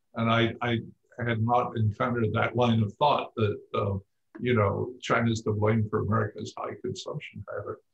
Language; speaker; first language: English; native; English